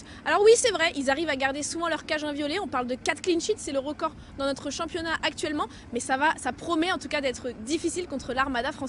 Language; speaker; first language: French; native; French